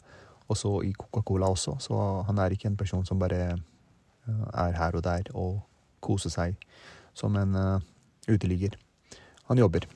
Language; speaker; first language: Norwegian; early bilingual, other home language; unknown